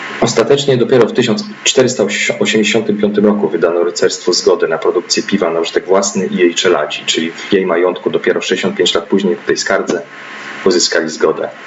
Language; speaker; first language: Polish; native; Polish